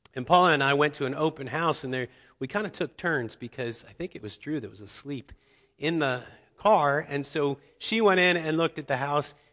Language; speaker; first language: English; native; English